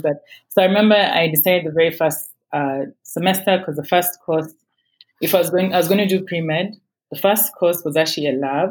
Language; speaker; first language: English; non-native, local second language; Ganda